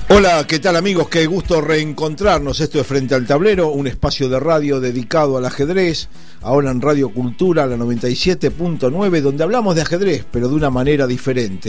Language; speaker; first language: Spanish; native; Spanish